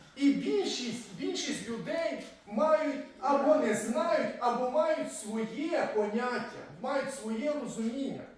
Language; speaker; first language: Ukrainian; native; Ukrainian